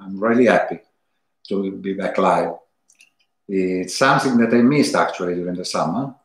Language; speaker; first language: English; non-native, fluent; Italian